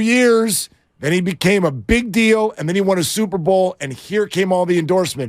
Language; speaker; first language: English; native; English